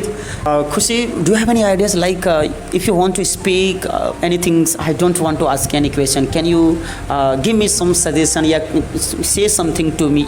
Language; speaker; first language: English; non-native, local second language; Hindi